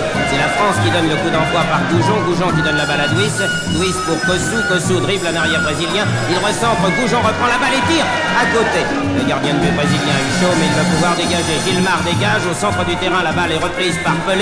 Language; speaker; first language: French; native; French